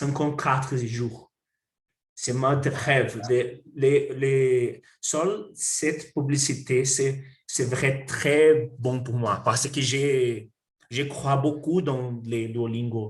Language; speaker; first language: French; non-native, learner; Portuguese